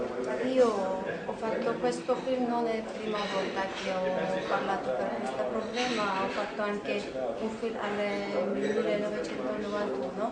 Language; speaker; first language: Italian; non-native, learner; Armenian